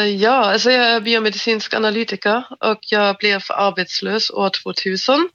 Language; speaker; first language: Swedish; non-native, fluent; German